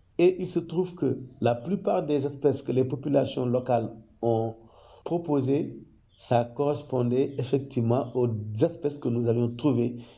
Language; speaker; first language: French; non-native, local second language; Wolof